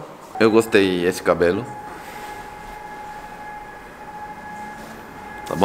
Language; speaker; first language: Portuguese; non-native, learner; Korean